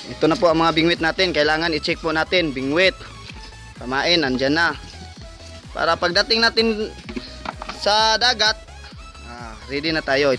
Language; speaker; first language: Filipino; non-native, local second language; Cebuano